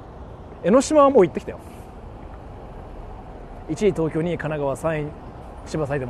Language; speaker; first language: Japanese; native; Japanese